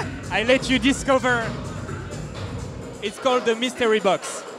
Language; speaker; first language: English; non-native, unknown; French